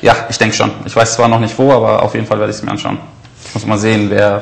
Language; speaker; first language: German; native; German